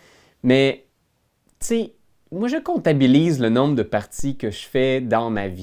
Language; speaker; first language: French; native; French